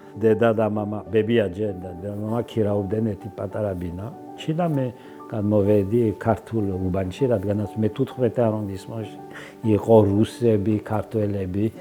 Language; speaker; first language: Georgian; early bilingual, heritage; Georgian